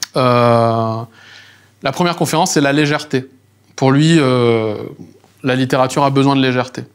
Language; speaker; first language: French; native; French